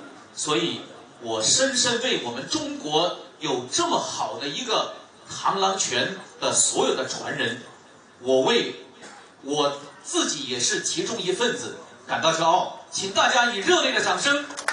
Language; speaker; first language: Chinese; native; Chinese